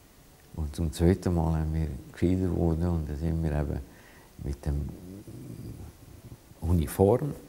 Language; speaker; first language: German; non-native, fluent; Hungarian